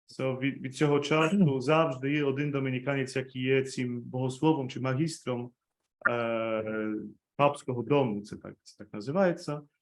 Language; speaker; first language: Ukrainian; non-native, fluent; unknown